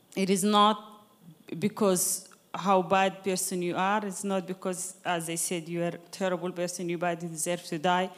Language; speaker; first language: English; non-native, fluent; Arabic